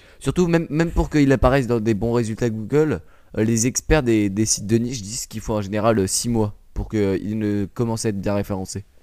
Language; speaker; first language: French; native; French